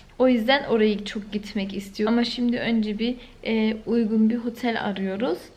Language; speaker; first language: Turkish; early bilingual, heritage; Turkish